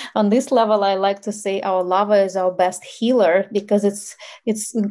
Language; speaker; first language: English; non-native, fluent; Ukrainian